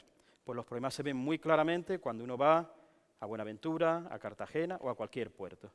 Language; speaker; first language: Spanish; native; Spanish